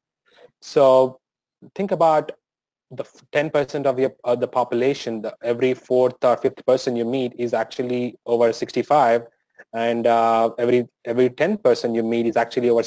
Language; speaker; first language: English; non-native, local second language; Telugu